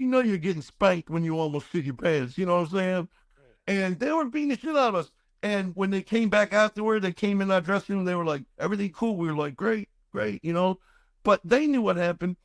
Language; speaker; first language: English; native; English